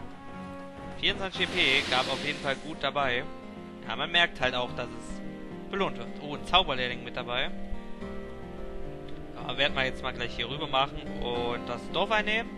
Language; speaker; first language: German; native; German